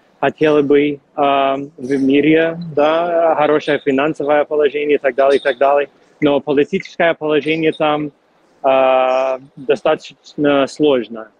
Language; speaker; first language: Russian; non-native, fluent; English